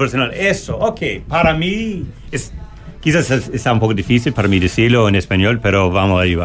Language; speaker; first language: Spanish; non-native, learner; English